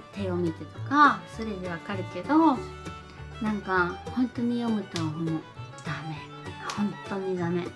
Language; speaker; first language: Japanese; non-native, learner; Spanish